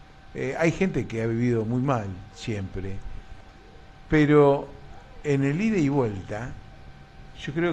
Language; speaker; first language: Spanish; native; Spanish